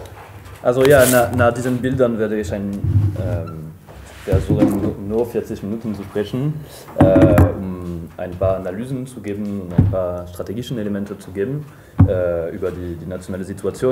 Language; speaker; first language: German; non-native, fluent; French